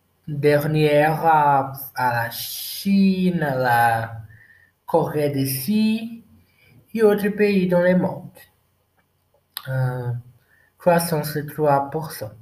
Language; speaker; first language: French; non-native, learner; Portuguese